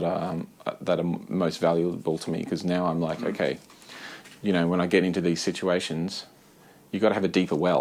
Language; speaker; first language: English; native; English